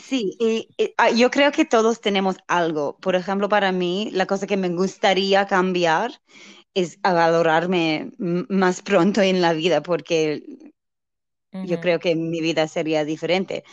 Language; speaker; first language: Spanish; non-native, learner; English